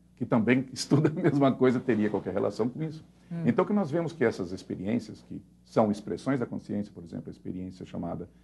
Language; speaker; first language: Portuguese; native; Portuguese